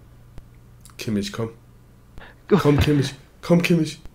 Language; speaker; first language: German; native; German